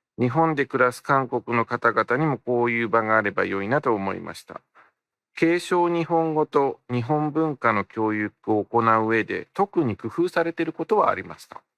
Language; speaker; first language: Japanese; native; Japanese